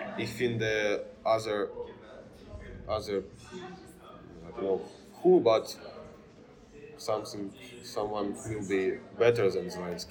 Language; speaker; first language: English; non-native, learner; Ukrainian